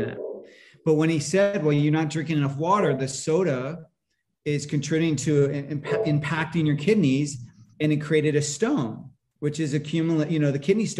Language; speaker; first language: English; native; English